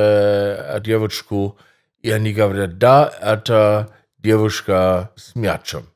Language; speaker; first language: Russian; non-native, fluent; German